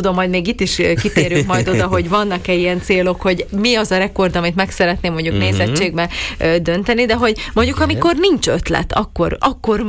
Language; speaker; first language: Hungarian; native; Hungarian